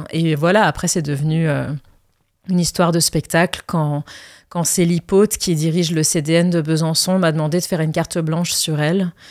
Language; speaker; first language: French; early bilingual, other home language; Arabic